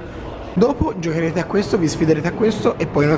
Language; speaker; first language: Italian; native; Italian